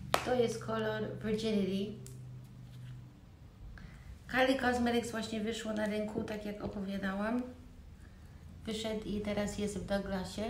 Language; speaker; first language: Polish; early bilingual, heritage; Polish